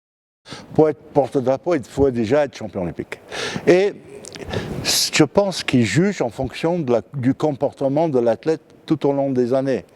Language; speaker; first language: French; non-native, fluent; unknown